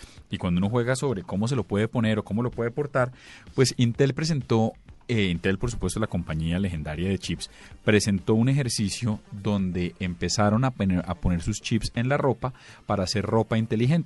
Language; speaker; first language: Spanish; native; Spanish